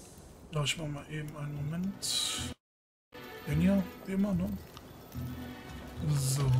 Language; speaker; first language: German; native; German